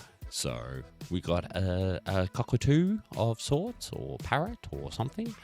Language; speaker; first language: English; native; English